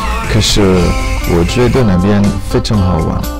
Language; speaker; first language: Chinese; non-native, learner; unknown